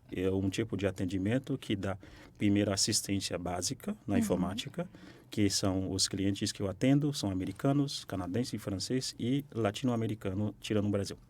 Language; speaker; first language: Portuguese; non-native, fluent; Haitian Creole